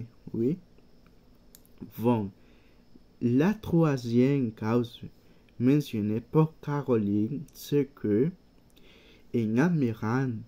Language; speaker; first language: French; non-native, learner; Spanish